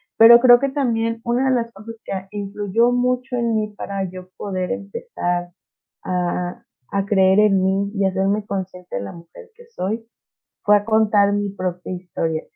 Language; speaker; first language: Spanish; non-native, local second language; Nahuatl languages